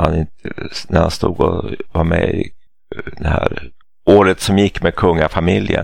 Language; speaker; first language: Swedish; native; Swedish